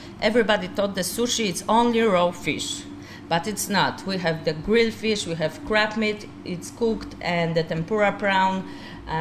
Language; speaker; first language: English; non-native, learner; Polish